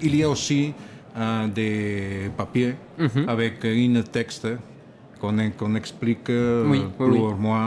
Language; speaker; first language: French; non-native, learner; Catalan